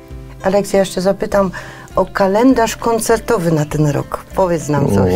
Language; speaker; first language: Polish; native; Polish